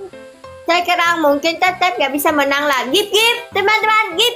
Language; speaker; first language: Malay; non-native, learner; Vietnamese